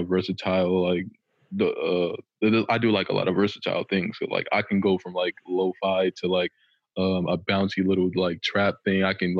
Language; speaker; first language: English; native; English